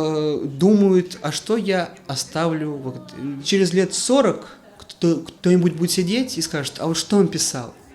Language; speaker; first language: Russian; native; Russian